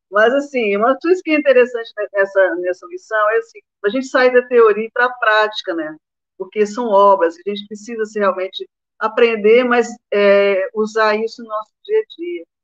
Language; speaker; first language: Portuguese; native; Portuguese